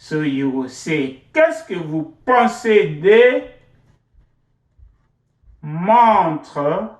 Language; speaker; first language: French; non-native, fluent; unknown